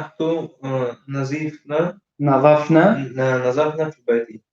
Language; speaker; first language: Arabic; non-native, learner; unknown